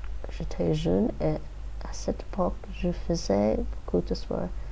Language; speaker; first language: French; non-native, learner; English